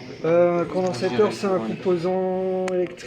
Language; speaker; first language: French; native; French